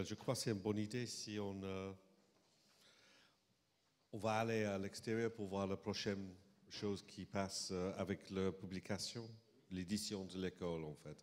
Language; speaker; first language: French; non-native, fluent; English